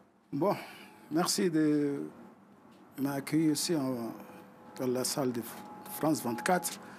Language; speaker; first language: French; non-native, fluent; Arabic